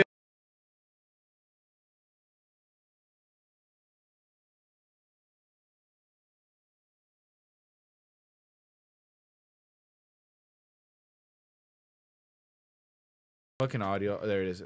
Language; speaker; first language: English; early bilingual, other home language; Spanish